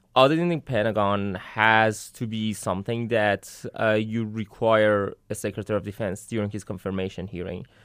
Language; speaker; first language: English; non-native, fluent; Persian